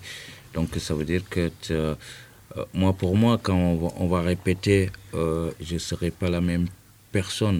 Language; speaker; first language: French; non-native, local second language; Wolof